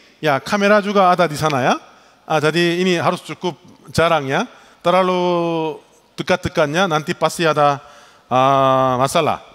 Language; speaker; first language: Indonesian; non-native, learner; Korean